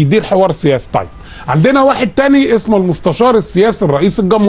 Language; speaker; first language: Arabic; native; Arabic